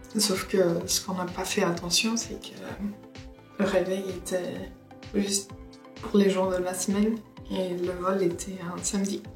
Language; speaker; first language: French; early bilingual, other home language; Portuguese